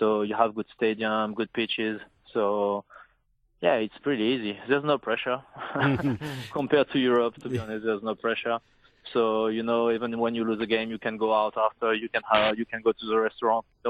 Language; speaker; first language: English; non-native, fluent; French